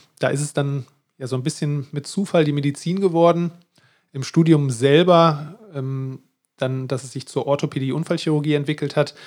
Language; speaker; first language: German; native; German